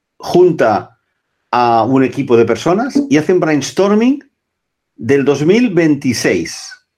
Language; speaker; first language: Spanish; non-native, local second language; Catalan